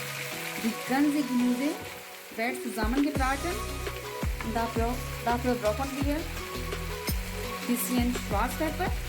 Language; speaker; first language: German; non-native, learner; Urdu